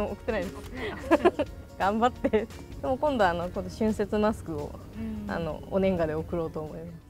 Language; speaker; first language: Japanese; native; Japanese